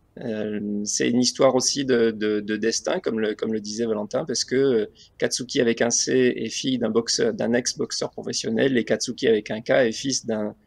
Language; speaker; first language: French; native; French